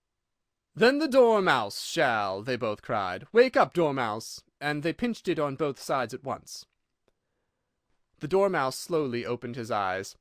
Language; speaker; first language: English; native; English